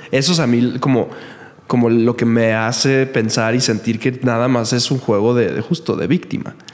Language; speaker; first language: Spanish; native; Spanish